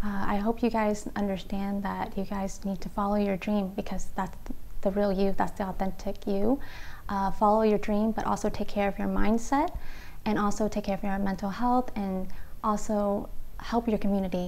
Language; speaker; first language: English; early bilingual, other home language; Vietnamese